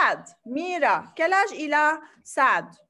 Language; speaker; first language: French; non-native, fluent; Arabic